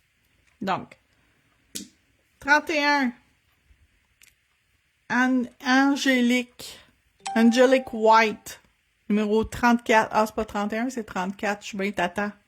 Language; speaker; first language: French; native; French